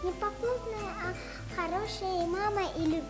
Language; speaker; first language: Russian; non-native, learner; Tajik